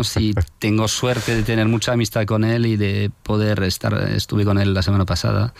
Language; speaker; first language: Spanish; non-native, fluent; French